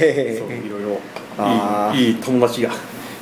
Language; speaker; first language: Japanese; non-native, fluent; English